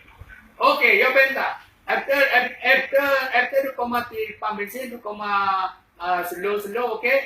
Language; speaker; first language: Swedish; non-native, learner; Achinese